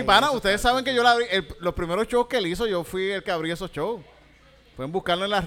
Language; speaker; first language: Spanish; native; Spanish